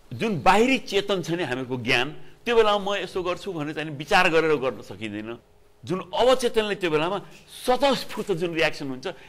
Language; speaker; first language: Nepali; native; Nepali